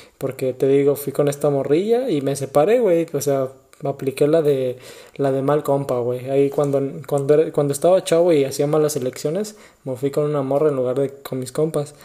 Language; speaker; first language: Spanish; native; Spanish